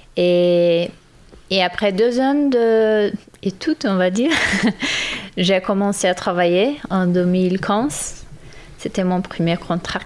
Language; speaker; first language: French; non-native, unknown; Portuguese